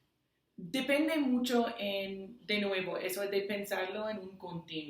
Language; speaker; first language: Spanish; non-native, fluent; English